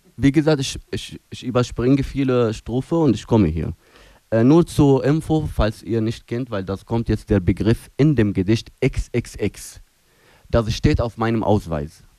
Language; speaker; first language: German; non-native, fluent; Arabic